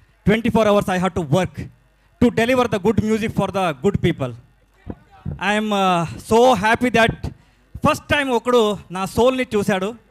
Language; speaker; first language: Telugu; non-native, learner; Kannada